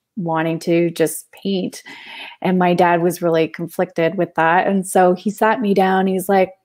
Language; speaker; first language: English; native; English